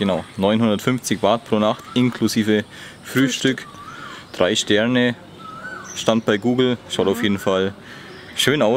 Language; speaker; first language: German; native; German